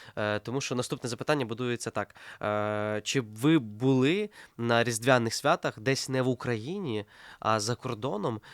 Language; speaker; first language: Ukrainian; native; Ukrainian